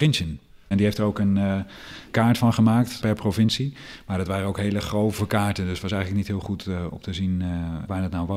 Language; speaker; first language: Dutch; native; Dutch